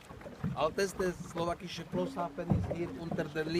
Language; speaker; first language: German; non-native, learner; Slovak